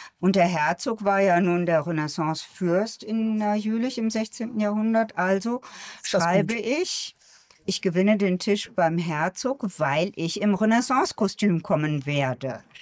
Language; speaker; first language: German; native; German